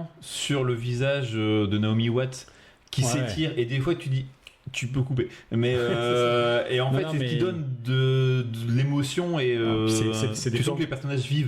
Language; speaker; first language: French; native; French